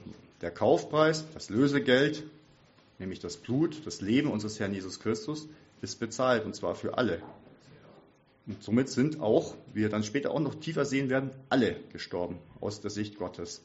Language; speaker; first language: German; native; German